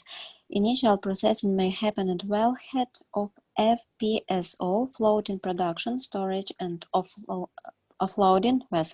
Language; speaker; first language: English; non-native, learner; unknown